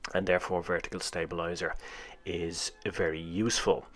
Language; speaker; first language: English; native; English